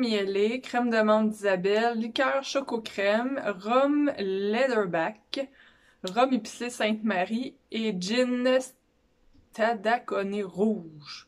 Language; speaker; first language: French; native; French